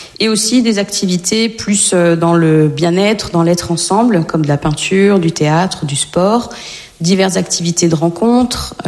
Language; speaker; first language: French; native; French